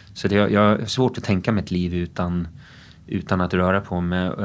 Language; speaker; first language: Swedish; early bilingual, other home language; English